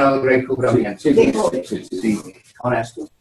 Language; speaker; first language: Spanish; non-native, learner; English